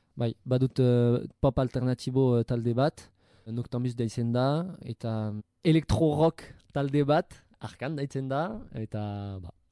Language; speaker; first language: Basque; non-native, local second language; French